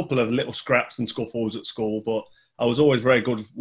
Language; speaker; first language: English; native; English